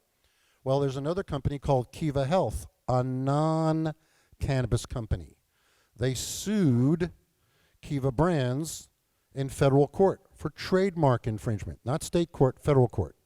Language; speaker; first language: English; native; English